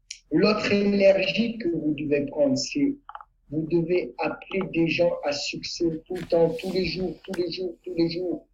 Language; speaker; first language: French; non-native, fluent; Italian